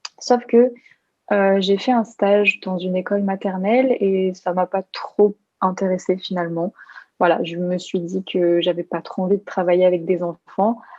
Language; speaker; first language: French; native; French